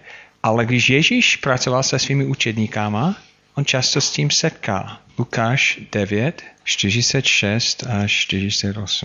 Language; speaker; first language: Czech; non-native, fluent; English